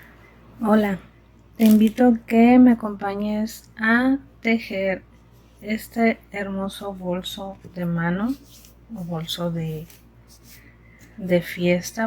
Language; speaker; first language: Spanish; native; Spanish